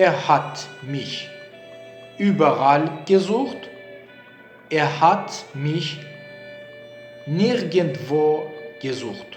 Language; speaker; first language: German; non-native, learner; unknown